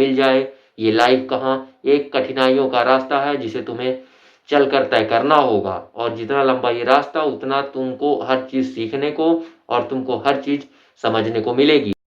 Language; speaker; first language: Hindi; native; Hindi